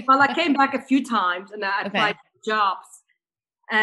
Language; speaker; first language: English; non-native, fluent; Dutch